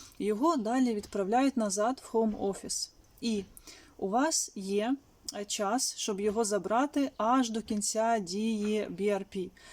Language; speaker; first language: Ukrainian; native; Ukrainian